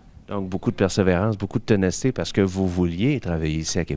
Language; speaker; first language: French; native; French